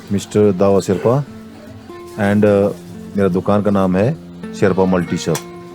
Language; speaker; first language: Hindi; non-native, local second language; Nepali